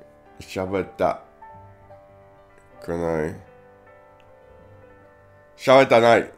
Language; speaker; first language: Japanese; non-native, learner; English